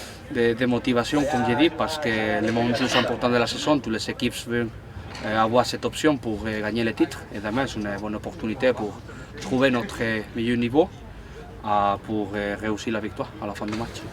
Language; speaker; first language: French; non-native, fluent; Spanish